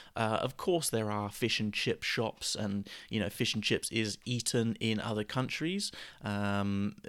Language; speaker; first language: English; native; English